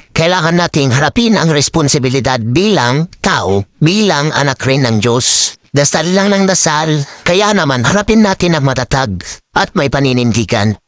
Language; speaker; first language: Filipino; non-native, local second language; Iloko